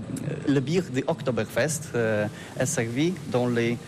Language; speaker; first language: French; non-native, learner; Polish